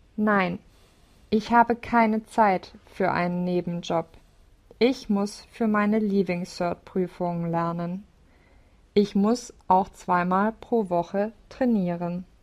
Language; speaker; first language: German; non-native, learner; English